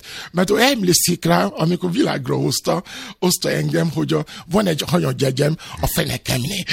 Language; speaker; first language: Hungarian; non-native, learner; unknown